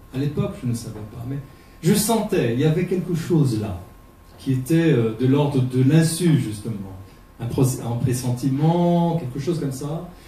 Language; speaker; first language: French; non-native, fluent; Portuguese